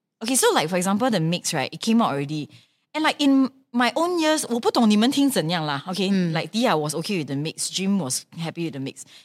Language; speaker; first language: English; non-native, local second language; Chinese